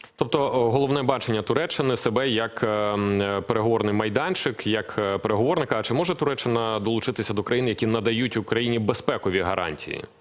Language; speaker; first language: Ukrainian; native; Ukrainian